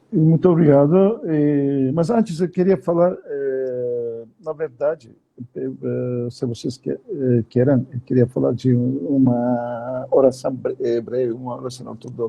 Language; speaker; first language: Portuguese; non-native, fluent; Turkish